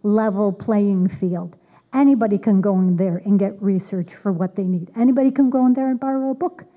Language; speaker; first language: English; native; English